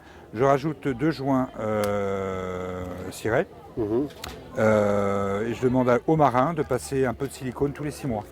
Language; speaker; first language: French; native; French